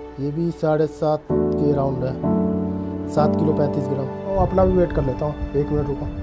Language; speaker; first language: Hindi; native; Hindi